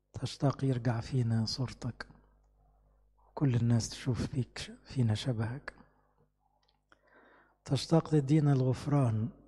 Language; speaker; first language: Arabic; native; Arabic